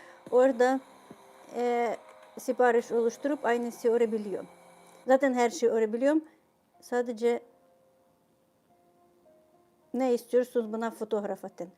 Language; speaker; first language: Turkish; non-native, fluent; Ukrainian